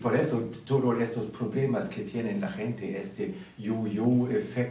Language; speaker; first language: Spanish; non-native, learner; German